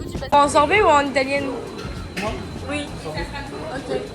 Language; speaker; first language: French; native; French